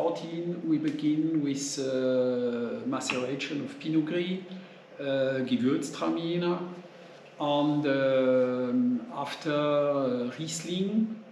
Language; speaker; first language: English; non-native, learner; French